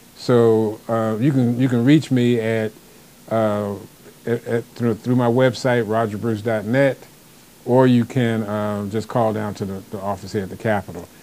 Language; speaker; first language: English; native; English